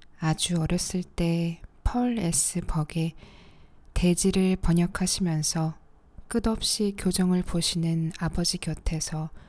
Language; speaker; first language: Korean; native; Korean